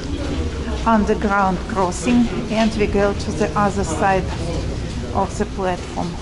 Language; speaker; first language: English; non-native, learner; Russian